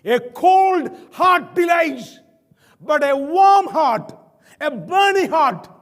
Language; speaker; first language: English; non-native, local second language; Malayalam